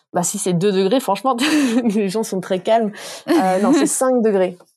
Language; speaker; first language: French; native; French